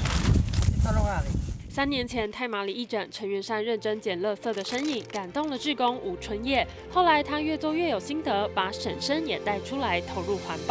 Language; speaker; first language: Chinese; native; Chinese